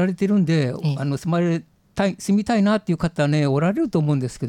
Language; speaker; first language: Japanese; native; Japanese